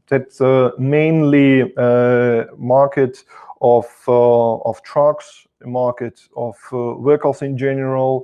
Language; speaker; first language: English; non-native, fluent; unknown